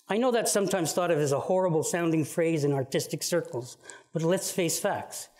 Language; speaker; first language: English; native; English